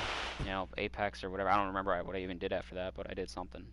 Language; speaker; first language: English; native; English